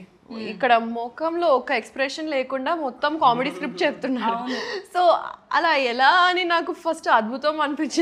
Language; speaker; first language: Telugu; non-native, local second language; Hindi